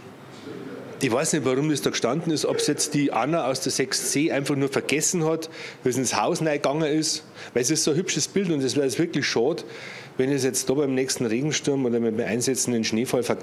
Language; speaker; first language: German; native; German